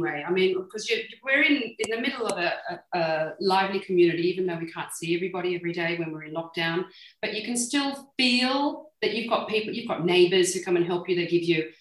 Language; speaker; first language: English; native; English